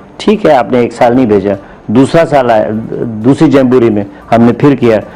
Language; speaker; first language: Urdu; native; Urdu